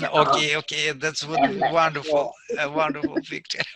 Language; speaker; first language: English; non-native, learner; Russian